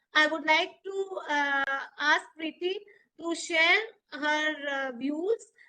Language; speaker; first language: English; non-native, local second language; Punjabi